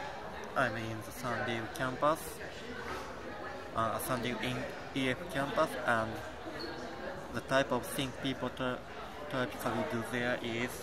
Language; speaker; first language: English; non-native, learner; Japanese